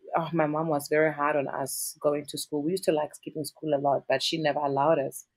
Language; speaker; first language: English; non-native, local second language; Northern Sotho